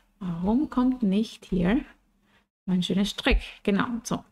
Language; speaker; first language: German; non-native, fluent; Spanish